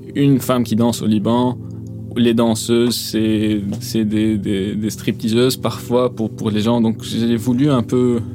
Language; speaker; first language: French; non-native, local second language; Arabic